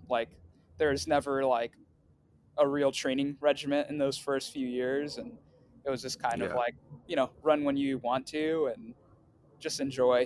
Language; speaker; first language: English; early bilingual, other home language; Swahili